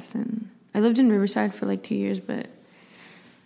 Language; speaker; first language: English; native; English